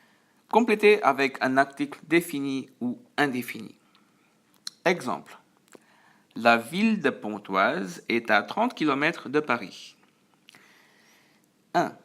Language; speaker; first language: French; non-native, fluent; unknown